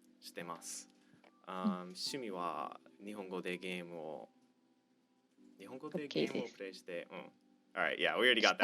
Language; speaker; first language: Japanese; non-native, learner; English